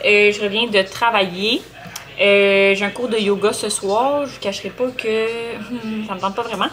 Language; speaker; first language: French; native; French